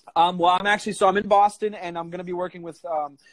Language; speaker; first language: English; native; English